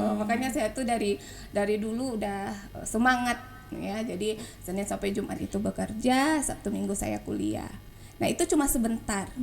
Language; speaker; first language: Indonesian; non-native, local second language; Minangkabau